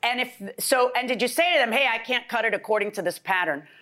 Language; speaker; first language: English; early bilingual, other home language; Spanish